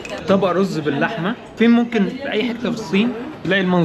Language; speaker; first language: Arabic; native; Arabic